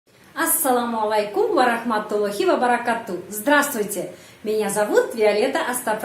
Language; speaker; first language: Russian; non-native, fluent; Indonesian